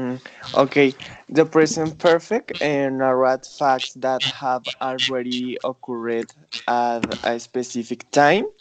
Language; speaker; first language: English; non-native, learner; Spanish